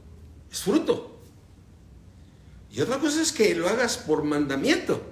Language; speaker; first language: Spanish; native; Spanish